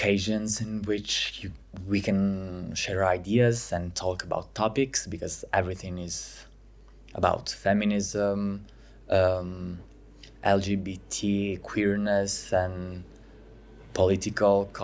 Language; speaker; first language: English; non-native, fluent; Italian